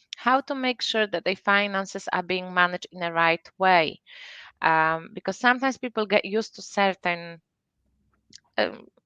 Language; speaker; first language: English; non-native, fluent; Polish